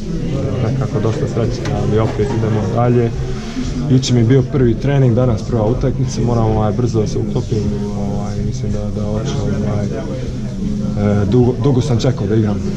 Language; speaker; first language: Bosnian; early bilingual, heritage; Croatian